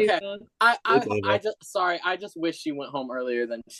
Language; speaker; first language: English; native; English